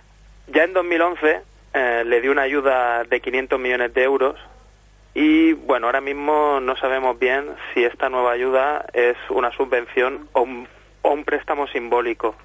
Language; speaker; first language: Spanish; native; Spanish